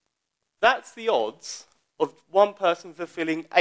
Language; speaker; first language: English; native; English